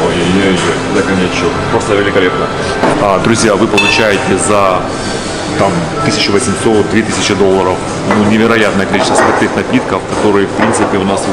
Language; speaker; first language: Russian; native; Russian